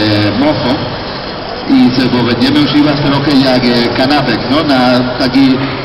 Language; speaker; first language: Polish; non-native, learner; Spanish